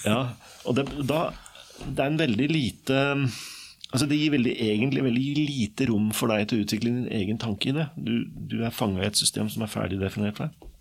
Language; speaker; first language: Norwegian; native; Norwegian